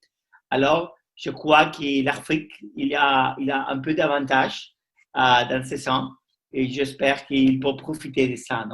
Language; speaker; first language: French; non-native, learner; Spanish